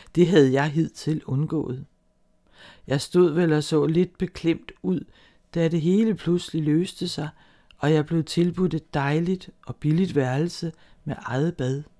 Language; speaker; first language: Danish; native; Danish